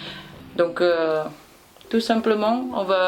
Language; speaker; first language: French; non-native, learner; Indonesian